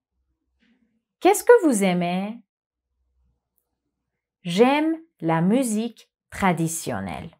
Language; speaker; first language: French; non-native, fluent; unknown